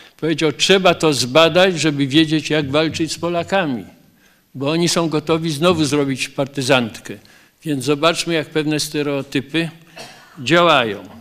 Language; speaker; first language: Polish; native; Polish